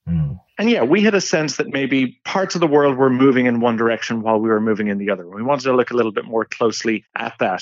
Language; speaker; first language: English; native; English